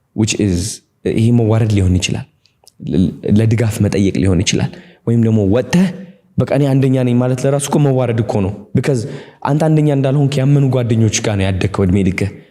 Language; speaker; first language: Amharic; non-native, local second language; Tigrinya